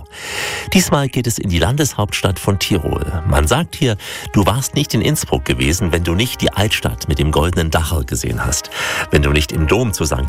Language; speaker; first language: German; native; German